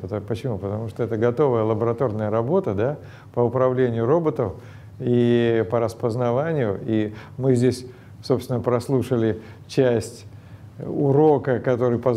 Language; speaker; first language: Russian; native; Russian